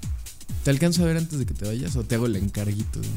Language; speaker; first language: Spanish; native; Spanish